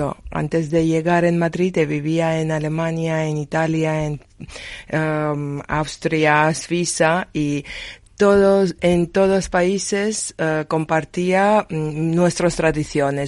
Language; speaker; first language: Spanish; non-native, learner; Georgian